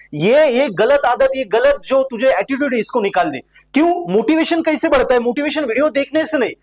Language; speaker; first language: Hindi; non-native, local second language; Marathi